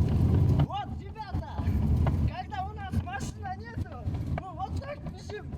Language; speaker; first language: Russian; non-native, local second language; Kyrgyz